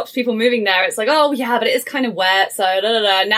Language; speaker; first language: English; native; English